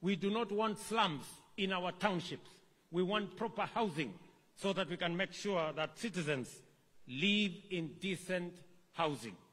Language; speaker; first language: English; non-native, local second language; Kalenjin